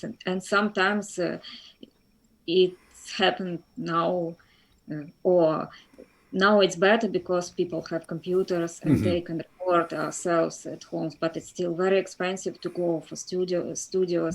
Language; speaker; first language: English; non-native, fluent; Russian